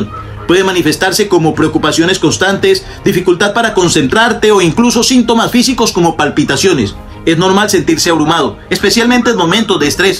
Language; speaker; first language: Spanish; native; Spanish